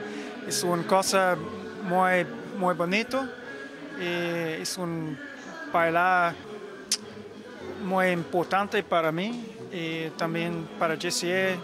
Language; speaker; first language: Spanish; non-native, learner; English